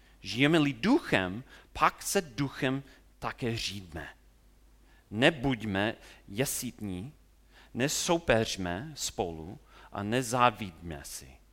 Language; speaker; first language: Czech; non-native, fluent; English